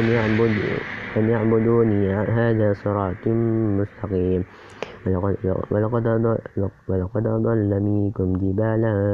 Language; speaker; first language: Arabic; non-native, learner; Indonesian